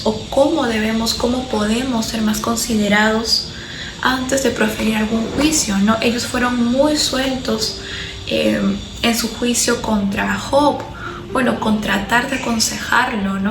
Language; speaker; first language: Spanish; native; Spanish